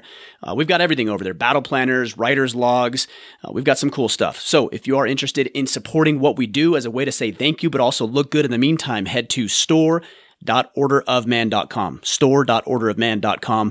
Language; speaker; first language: English; native; English